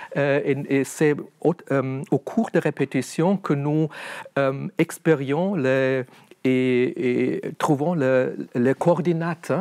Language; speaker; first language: French; non-native, fluent; German